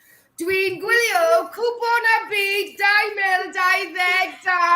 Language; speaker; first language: Welsh; non-native, learner; English